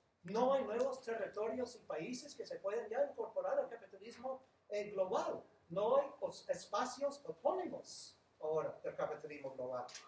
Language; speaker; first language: Spanish; non-native, fluent; English